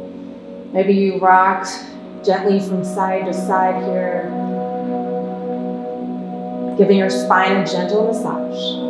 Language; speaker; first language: English; native; English